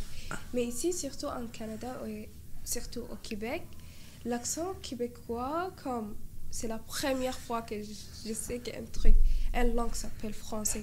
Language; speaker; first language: French; non-native, learner; Arabic